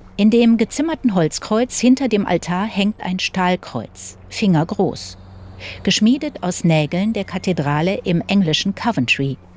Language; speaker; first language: German; native; German